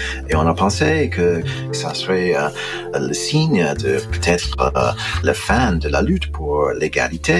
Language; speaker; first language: French; non-native, fluent; English